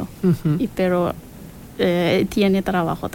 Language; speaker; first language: Spanish; non-native, learner; Persian